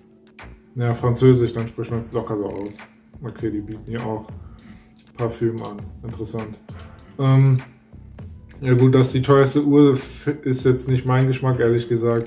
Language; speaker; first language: German; native; German